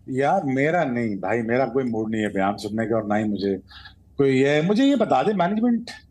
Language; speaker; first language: Urdu; non-native, local second language; Punjabi